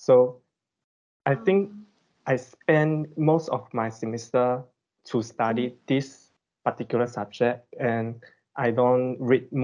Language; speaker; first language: English; non-native, local second language; Chinese